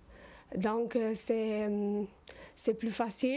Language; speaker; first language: French; non-native, learner; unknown